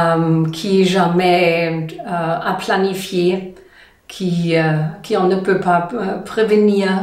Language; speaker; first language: French; non-native, learner; German